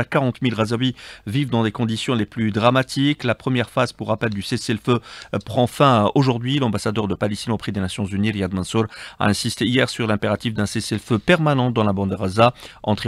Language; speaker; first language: French; non-native, local second language; Arabic